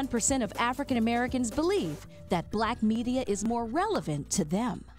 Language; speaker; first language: English; native; English